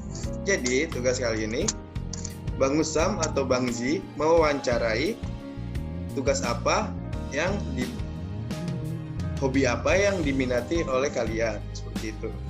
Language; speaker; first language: Indonesian; native; Indonesian